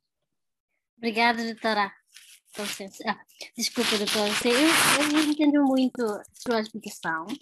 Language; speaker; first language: Portuguese; non-native, learner; Tetum